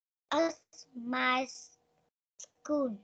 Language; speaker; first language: English; non-native, learner; Vietnamese